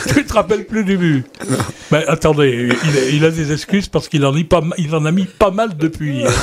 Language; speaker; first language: French; native; French